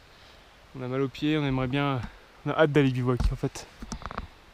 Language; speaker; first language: French; native; French